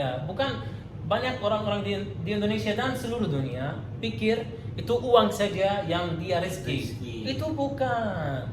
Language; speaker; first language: Indonesian; non-native, learner; Arabic